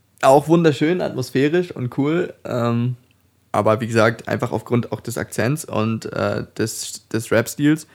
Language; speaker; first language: German; native; German